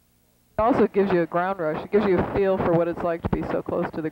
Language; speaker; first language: English; native; English